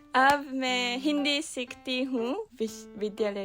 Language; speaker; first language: Hindi; non-native, learner; Japanese